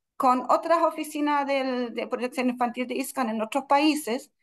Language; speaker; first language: Spanish; non-native, fluent; Russian